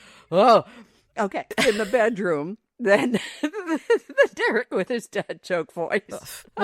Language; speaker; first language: English; native; English